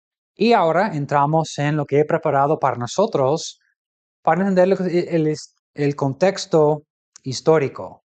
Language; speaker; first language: Spanish; non-native, fluent; English